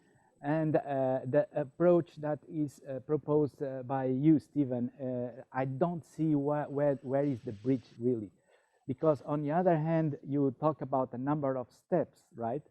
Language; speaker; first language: English; non-native, fluent; Portuguese